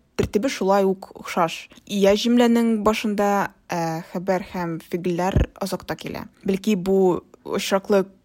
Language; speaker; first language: Tatar; non-native, local second language; Russian